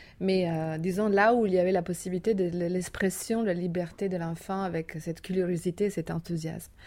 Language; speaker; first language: French; non-native, fluent; Italian